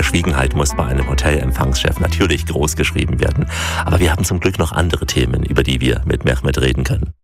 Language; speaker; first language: German; native; German